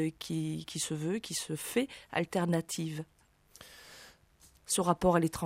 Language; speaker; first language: French; native; French